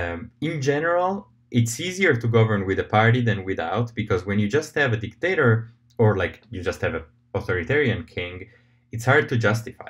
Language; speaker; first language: English; non-native, fluent; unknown